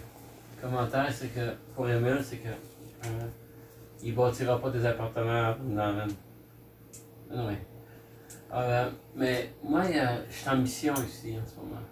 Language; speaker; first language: French; native; French